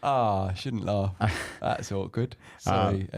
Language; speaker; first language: English; native; English